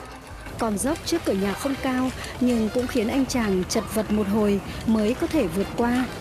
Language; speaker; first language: Vietnamese; native; Vietnamese